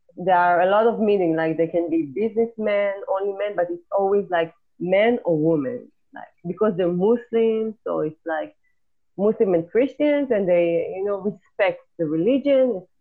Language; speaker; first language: English; non-native, fluent; Hebrew